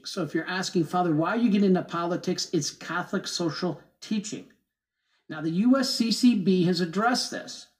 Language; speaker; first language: English; native; English